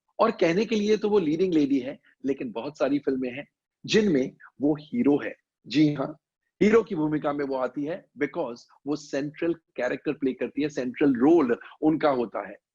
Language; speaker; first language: Hindi; native; Hindi